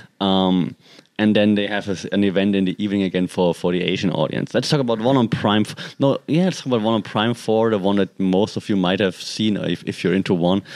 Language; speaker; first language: English; non-native, fluent; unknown